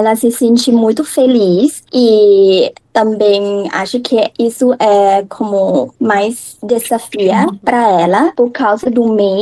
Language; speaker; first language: Portuguese; non-native, learner; Thai